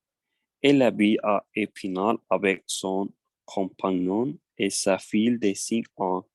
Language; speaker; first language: French; non-native, learner; Spanish